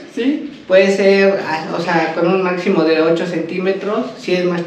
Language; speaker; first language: Spanish; native; Spanish